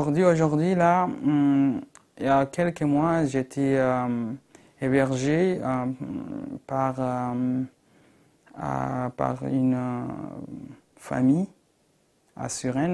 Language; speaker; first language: French; non-native, local second language; Arabic